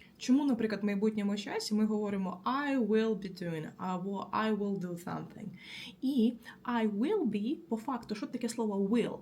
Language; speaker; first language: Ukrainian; native; Ukrainian